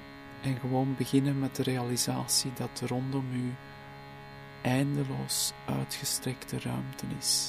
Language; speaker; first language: Dutch; native; Dutch